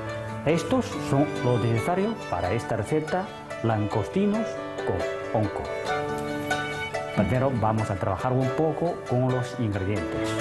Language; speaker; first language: Spanish; non-native, fluent; Chinese